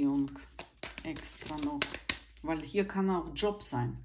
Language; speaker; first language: German; non-native, fluent; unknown